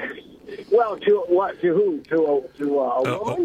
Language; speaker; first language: English; native; English